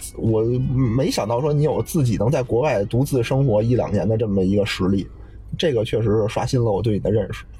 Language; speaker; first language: Chinese; native; Chinese